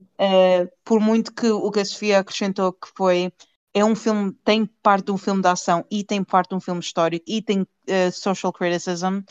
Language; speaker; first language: Portuguese; native; Portuguese